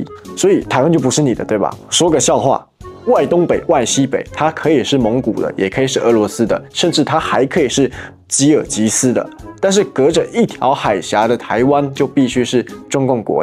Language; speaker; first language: Chinese; native; Chinese